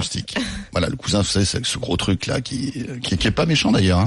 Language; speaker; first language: French; native; French